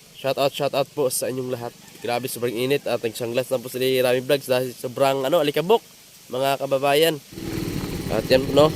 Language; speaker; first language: Filipino; non-native, local second language; Hiligaynon